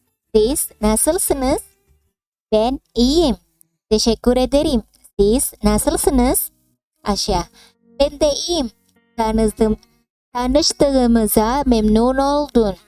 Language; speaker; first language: Turkish; non-native, fluent; Indonesian